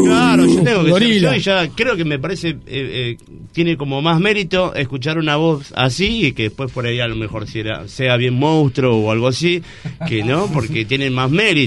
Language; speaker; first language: Spanish; native; Spanish